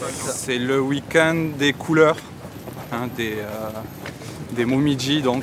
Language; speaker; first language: French; native; French